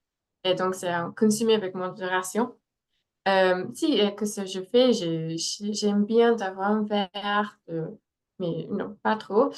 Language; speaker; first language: French; non-native, fluent; English